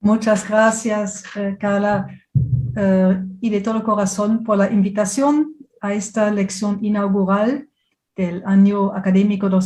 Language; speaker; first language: Spanish; non-native, fluent; German